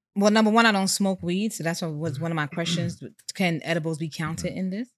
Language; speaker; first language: English; native; English